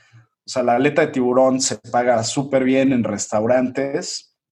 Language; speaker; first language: Spanish; native; Spanish